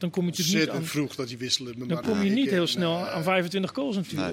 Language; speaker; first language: Dutch; native; Dutch